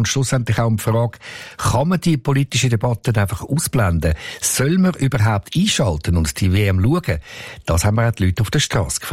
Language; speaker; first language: German; native; German